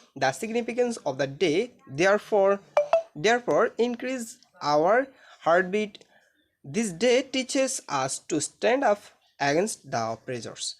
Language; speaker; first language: English; non-native, local second language; Bangla